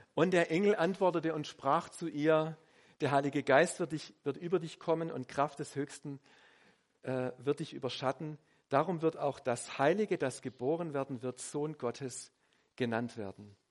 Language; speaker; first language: German; native; German